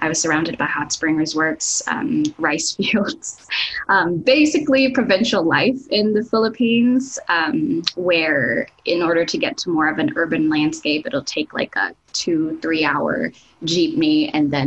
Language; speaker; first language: English; non-native, local second language; Filipino